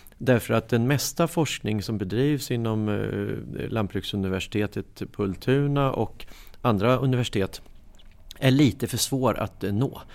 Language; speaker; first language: Swedish; native; Swedish